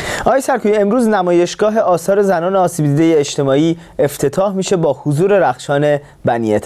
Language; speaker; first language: Persian; native; Persian